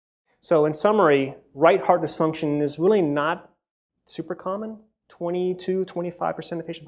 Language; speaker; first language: English; native; English